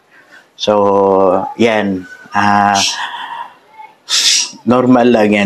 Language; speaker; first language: Filipino; native; Filipino